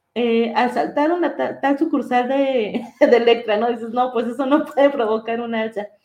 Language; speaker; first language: Spanish; native; Spanish